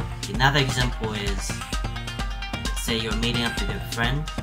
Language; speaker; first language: English; non-native, fluent; Japanese